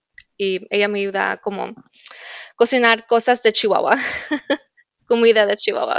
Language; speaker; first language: Spanish; early bilingual, heritage; Spanish